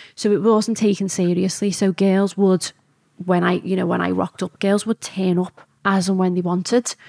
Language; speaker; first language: English; native; English